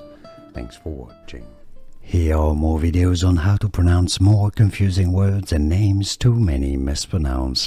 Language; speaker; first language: English; non-native, fluent; French